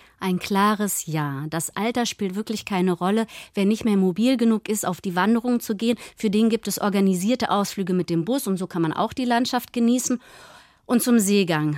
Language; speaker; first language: German; native; German